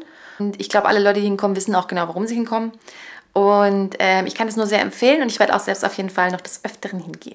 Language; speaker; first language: German; native; German